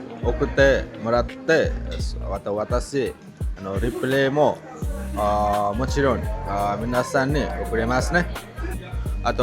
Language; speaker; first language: Japanese; non-native, learner; Nepali